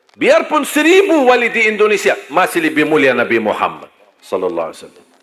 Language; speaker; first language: Malay; non-native, fluent; Arabic